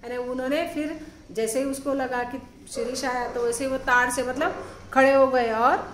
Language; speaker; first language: Hindi; non-native, local second language; Marathi